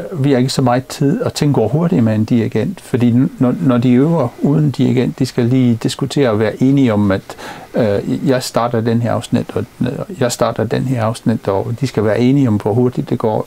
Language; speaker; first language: Danish; non-native, fluent; English